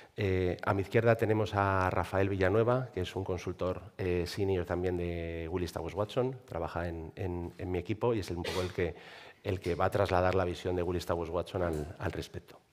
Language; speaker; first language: Spanish; native; Spanish